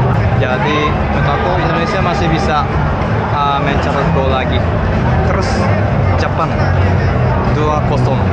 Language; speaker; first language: Indonesian; non-native, fluent; Japanese